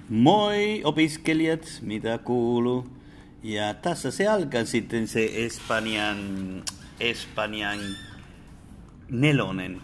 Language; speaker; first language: Finnish; non-native, fluent; Spanish